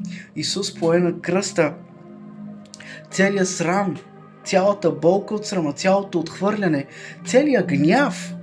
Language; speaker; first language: Bulgarian; native; Bulgarian